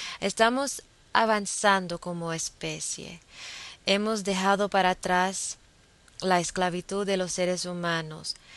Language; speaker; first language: Spanish; non-native, fluent; English